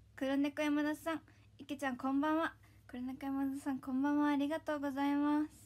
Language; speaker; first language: Japanese; native; Japanese